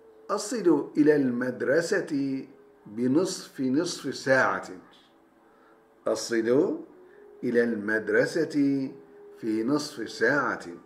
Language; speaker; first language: Arabic; non-native, fluent; Turkish